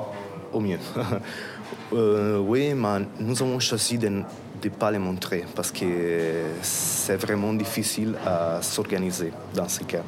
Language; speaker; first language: French; non-native, fluent; Italian